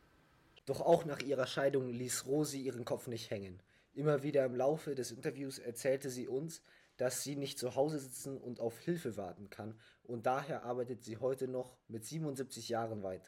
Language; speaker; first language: German; native; German